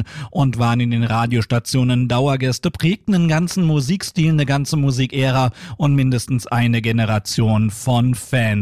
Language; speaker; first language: German; native; German